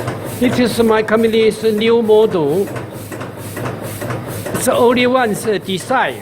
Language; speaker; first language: English; non-native, learner; Chinese